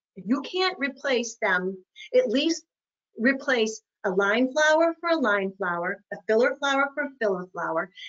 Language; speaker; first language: English; native; English